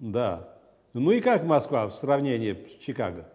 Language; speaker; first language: Russian; non-native, fluent; Armenian